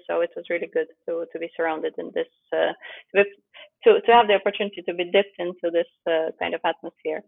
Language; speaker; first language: English; non-native, fluent; Ukrainian